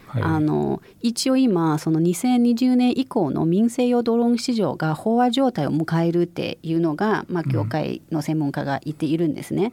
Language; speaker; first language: Japanese; non-native, fluent; Chinese